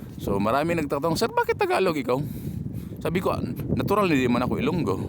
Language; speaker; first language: Filipino; non-native, local second language; Cebuano